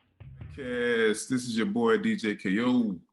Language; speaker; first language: English; native; English